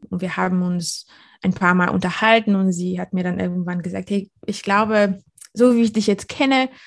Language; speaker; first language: German; non-native, fluent; Bulgarian